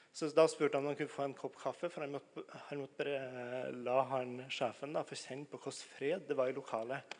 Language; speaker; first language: Norwegian; native; Norwegian